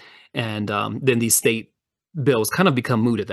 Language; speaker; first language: English; native; English